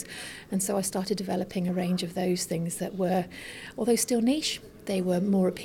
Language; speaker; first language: English; native; English